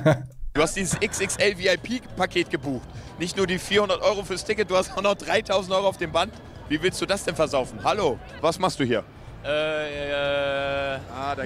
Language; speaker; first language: German; native; German